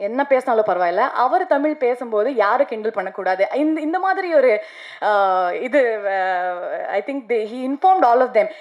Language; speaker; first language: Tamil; non-native, learner; Kannada